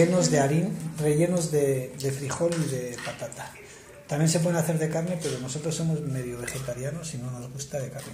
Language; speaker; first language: Spanish; native; Spanish